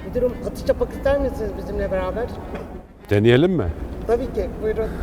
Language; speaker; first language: Turkish; native; Turkish